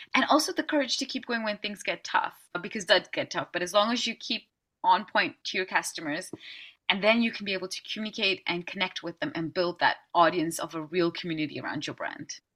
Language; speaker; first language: English; early bilingual, other home language; Dutch